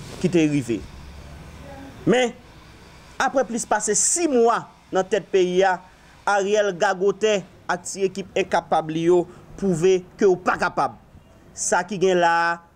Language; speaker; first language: Haitian Creole; native; Haitian Creole